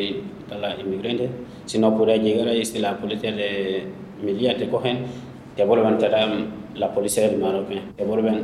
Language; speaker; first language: Spanish; non-native, learner; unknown